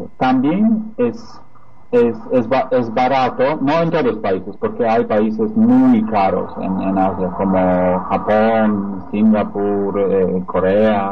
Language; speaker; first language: Spanish; non-native, fluent; Polish